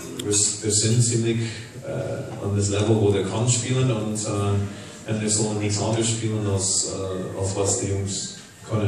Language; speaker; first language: German; non-native, fluent; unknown